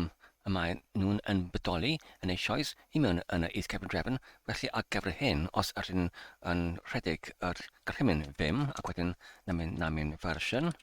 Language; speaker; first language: Welsh; non-native, fluent; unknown